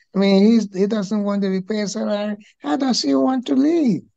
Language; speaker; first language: English; non-native, local second language; Igbo